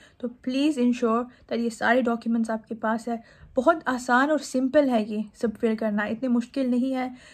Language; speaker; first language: Urdu; native; Urdu